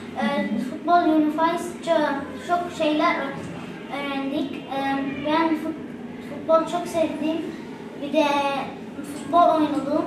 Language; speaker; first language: Turkish; non-native, learner; Arabic